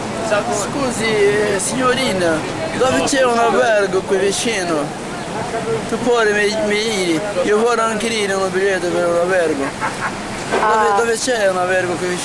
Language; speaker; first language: Italian; non-native, learner; Portuguese